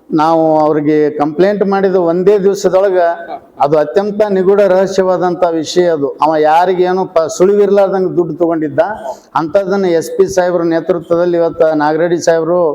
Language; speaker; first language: Kannada; native; Kannada